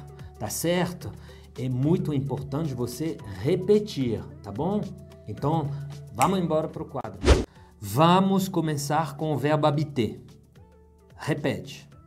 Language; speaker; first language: Portuguese; non-native, fluent; French